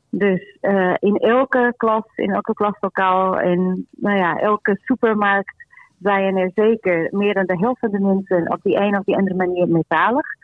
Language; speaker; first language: Dutch; non-native, fluent; Portuguese